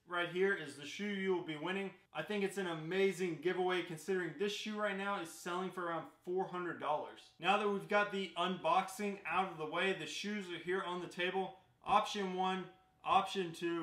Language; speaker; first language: English; native; English